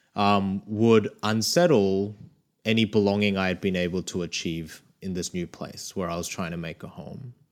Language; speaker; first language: English; early bilingual, other home language; Korean